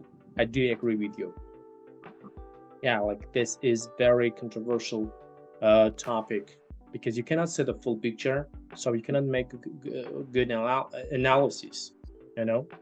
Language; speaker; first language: English; non-native, fluent; Tajik